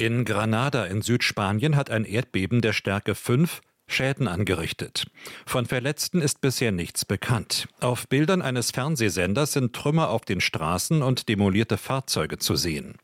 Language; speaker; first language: German; native; German